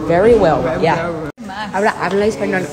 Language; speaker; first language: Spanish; non-native, learner; Portuguese